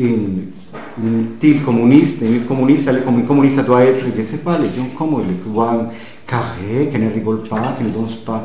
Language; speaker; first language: French; non-native, fluent; Spanish